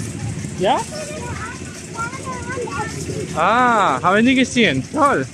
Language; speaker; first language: German; non-native, learner; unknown